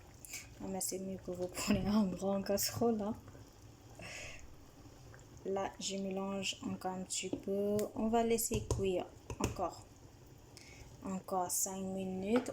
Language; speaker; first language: French; non-native, fluent; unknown